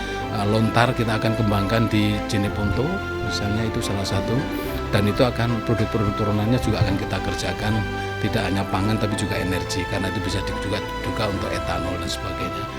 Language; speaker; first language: Indonesian; native; Indonesian